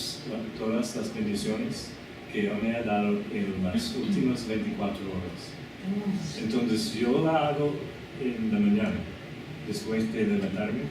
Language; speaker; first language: Spanish; non-native, fluent; English